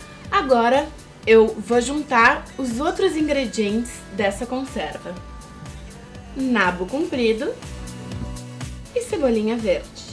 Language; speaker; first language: Portuguese; native; Portuguese